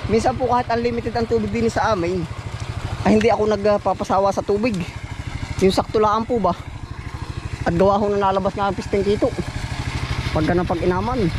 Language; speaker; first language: Filipino; native; Filipino